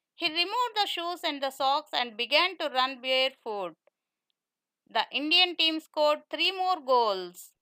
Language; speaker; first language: English; non-native, local second language; Telugu